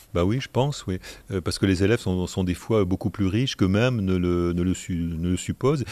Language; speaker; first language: French; native; French